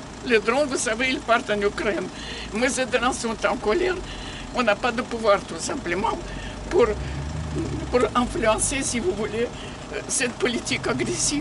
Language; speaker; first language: French; non-native, fluent; Russian